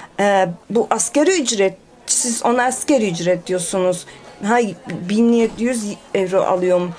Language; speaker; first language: Turkish; early bilingual, heritage; Turkish